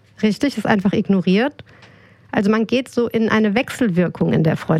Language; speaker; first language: German; native; German